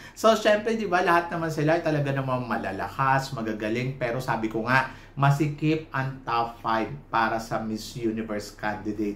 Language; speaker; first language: Filipino; native; Filipino